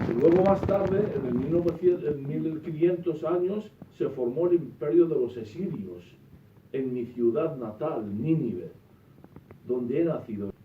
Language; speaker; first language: Spanish; non-native, fluent; Arabic